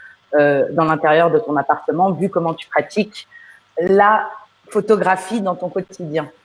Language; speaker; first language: French; native; French